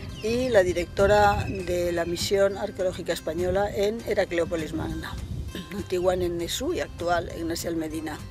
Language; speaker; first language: Spanish; native; Spanish